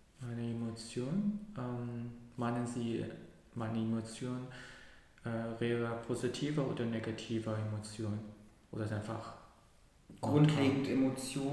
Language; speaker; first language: German; non-native, learner; Cantonese